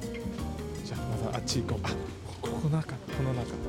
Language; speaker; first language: Japanese; non-native, fluent; Vietnamese